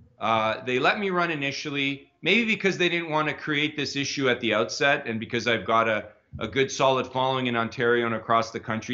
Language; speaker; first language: English; native; English